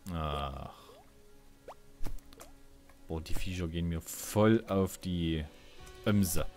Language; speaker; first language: German; native; German